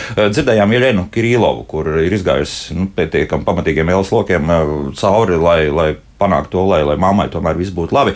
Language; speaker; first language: Latvian; native; Latvian